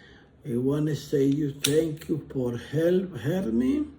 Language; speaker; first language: English; non-native, learner; Spanish